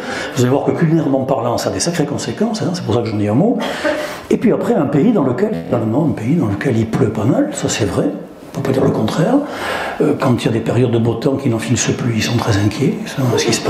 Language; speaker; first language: French; native; French